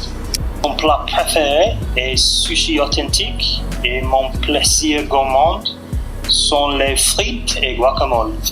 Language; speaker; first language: French; non-native, learner; English